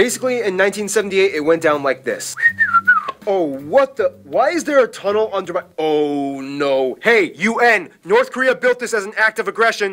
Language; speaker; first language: English; early bilingual, other home language; Korean